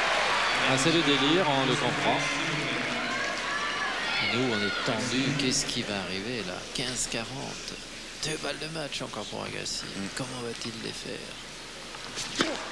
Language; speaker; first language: French; native; French